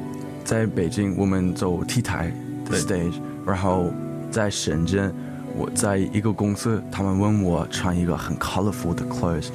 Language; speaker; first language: Chinese; early bilingual, heritage; English